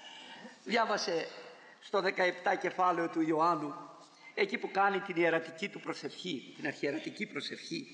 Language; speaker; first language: Greek; native; Greek